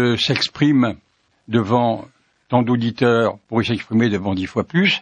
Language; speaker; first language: French; native; French